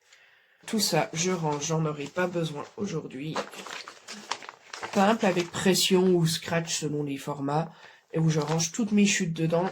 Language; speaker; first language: French; native; French